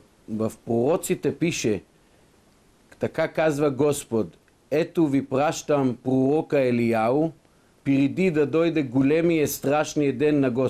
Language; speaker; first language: Bulgarian; non-native, fluent; Hebrew